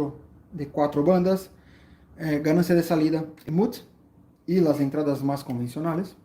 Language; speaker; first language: Spanish; non-native, fluent; Portuguese